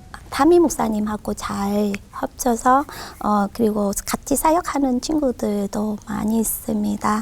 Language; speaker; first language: Korean; non-native, fluent; Vietnamese